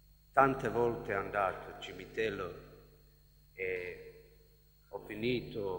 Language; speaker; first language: Italian; non-native, learner; Bosnian